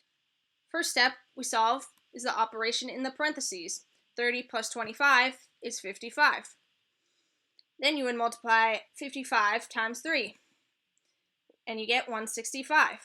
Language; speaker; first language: English; native; English